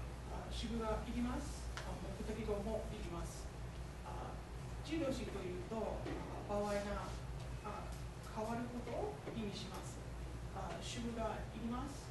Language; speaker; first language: Japanese; non-native, learner; English